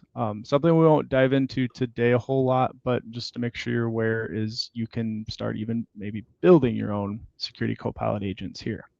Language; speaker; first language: English; native; English